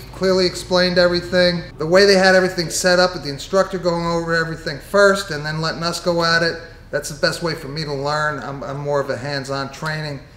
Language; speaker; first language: English; native; English